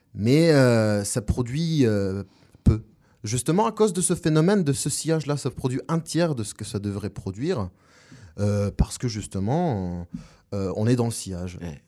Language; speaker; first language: French; non-native, fluent; Spanish